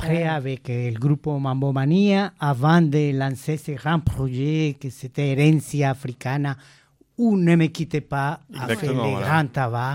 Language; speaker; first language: French; non-native, fluent; Spanish